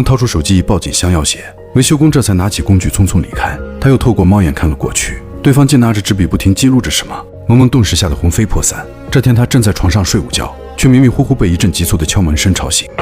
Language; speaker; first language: Chinese; native; Chinese